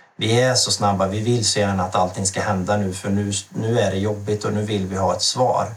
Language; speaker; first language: Swedish; native; Swedish